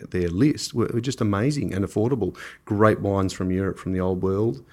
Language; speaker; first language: English; native; English